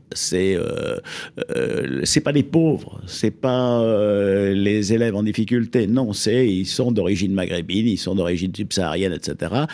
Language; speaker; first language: French; native; French